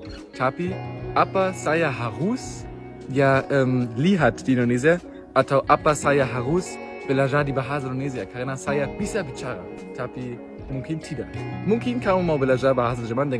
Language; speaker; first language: Indonesian; non-native, learner; German